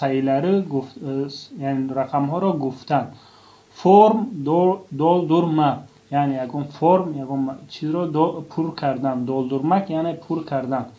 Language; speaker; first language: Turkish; non-native, fluent; Tajik